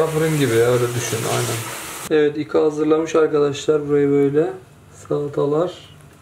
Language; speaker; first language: Turkish; native; Turkish